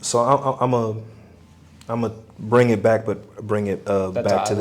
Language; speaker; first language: English; native; English